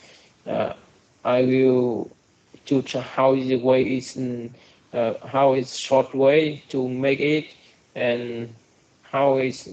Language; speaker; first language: English; non-native, learner; Vietnamese